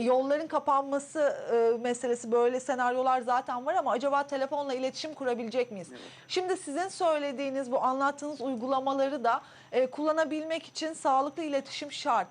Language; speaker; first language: Turkish; native; Turkish